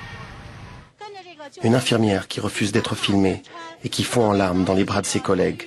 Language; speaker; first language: French; native; French